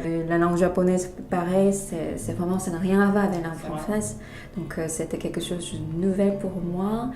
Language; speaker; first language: French; non-native, fluent; Korean